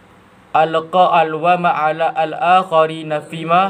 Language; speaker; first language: Arabic; non-native, learner; Malay